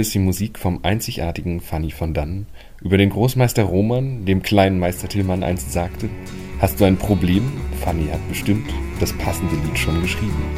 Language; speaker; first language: German; non-native, learner; Dutch